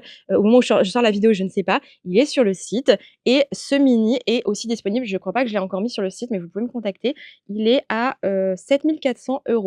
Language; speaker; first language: French; native; French